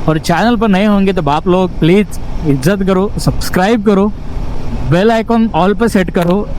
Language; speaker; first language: Hindi; non-native, local second language; Marathi